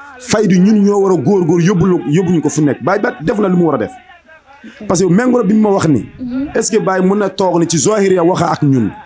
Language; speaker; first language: Wolof; non-native, fluent; Bambara